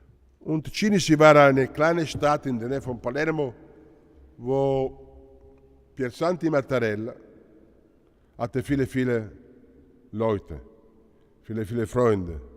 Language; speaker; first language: German; non-native, learner; Italian